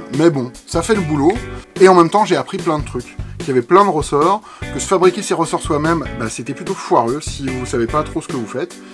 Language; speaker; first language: French; native; French